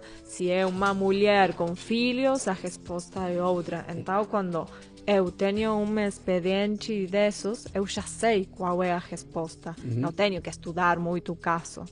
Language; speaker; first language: Portuguese; non-native, fluent; Spanish